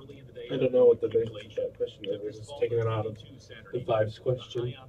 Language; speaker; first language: English; native; English